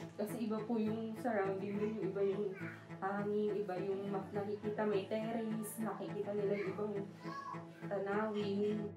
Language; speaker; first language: Filipino; native; Filipino